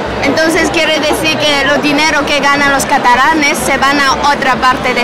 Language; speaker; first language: Spanish; non-native, learner; Chinese